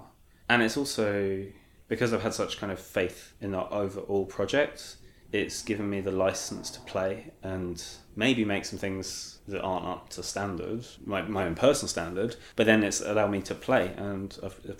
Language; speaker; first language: English; native; English